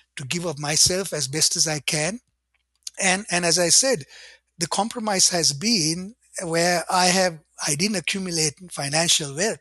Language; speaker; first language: English; non-native, local second language; Sinhala